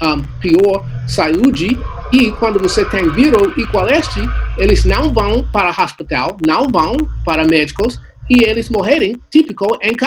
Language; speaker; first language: Portuguese; non-native, learner; English